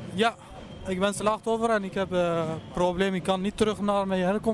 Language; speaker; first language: Dutch; non-native, learner; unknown